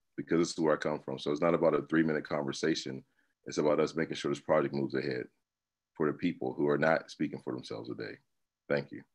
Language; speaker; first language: English; native; English